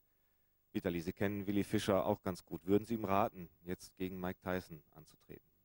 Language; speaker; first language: German; native; German